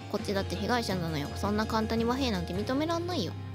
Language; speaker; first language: Japanese; native; Japanese